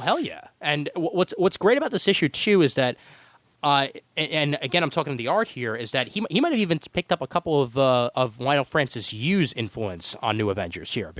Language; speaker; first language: English; native; English